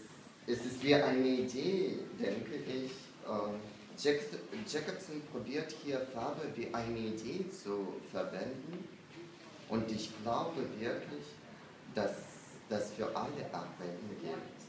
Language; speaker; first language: German; non-native, fluent; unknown